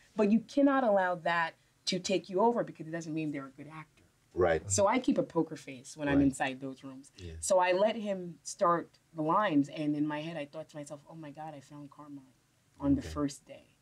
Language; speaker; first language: English; native; English